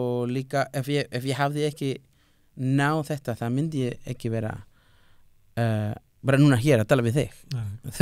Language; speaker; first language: Icelandic; non-native, learner; Spanish